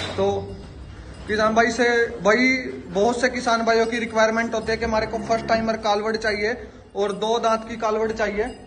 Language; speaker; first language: Hindi; native; Hindi